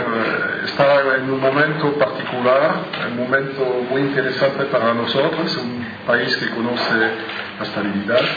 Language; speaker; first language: Spanish; non-native, fluent; French